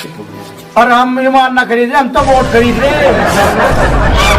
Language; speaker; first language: Hindi; native; Hindi